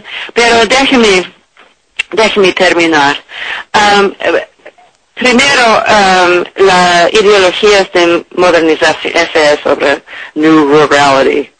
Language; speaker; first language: Spanish; non-native, learner; English